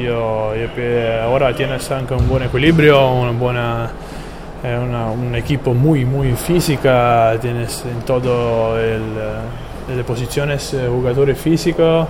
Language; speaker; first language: Spanish; non-native, learner; Italian